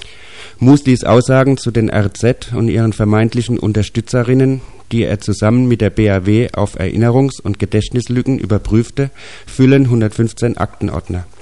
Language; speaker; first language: German; native; German